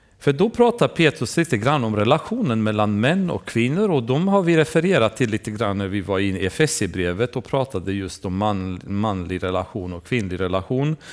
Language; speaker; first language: Swedish; non-native, fluent; Romanian